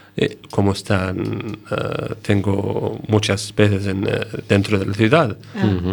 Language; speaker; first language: Spanish; non-native, learner; Arabic